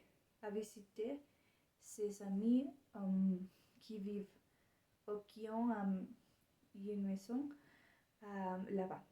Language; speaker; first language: French; non-native, learner; Spanish